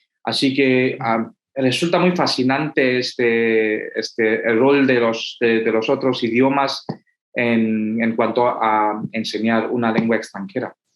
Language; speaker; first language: Spanish; non-native, fluent; Hindi